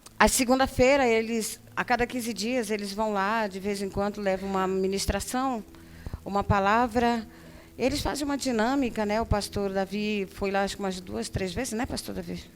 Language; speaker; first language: Portuguese; native; Portuguese